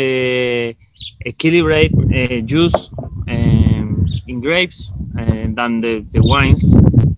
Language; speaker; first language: English; non-native, fluent; Spanish